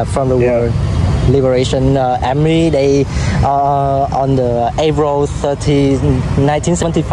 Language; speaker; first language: English; non-native, learner; Vietnamese